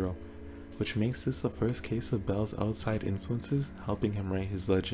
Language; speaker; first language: English; native; English